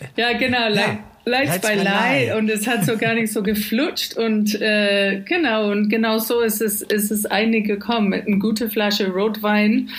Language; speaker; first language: German; non-native, fluent; English